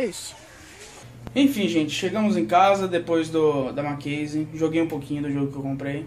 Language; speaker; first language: Portuguese; native; Portuguese